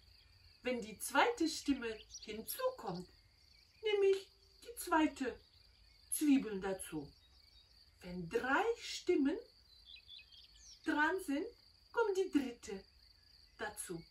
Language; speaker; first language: German; non-native, fluent; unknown